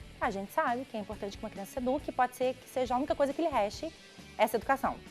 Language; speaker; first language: Portuguese; native; Portuguese